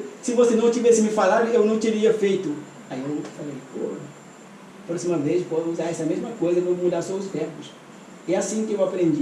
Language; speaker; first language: Portuguese; non-native, fluent; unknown